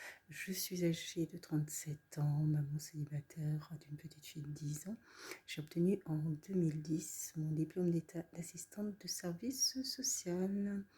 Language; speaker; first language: French; native; French